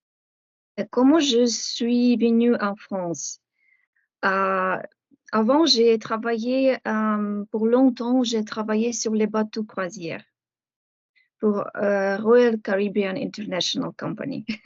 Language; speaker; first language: French; non-native, fluent; Ukrainian